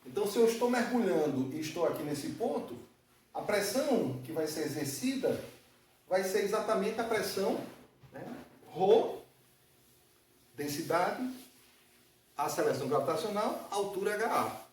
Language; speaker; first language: Portuguese; native; Portuguese